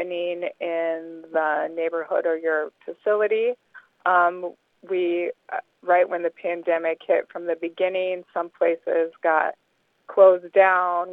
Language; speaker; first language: English; native; English